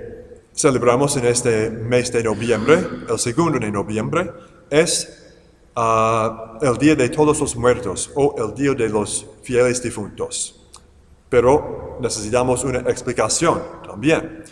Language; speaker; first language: Spanish; non-native, fluent; English